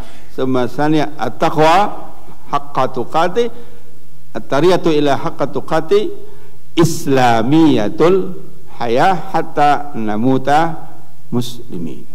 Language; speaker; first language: Arabic; non-native, fluent; Indonesian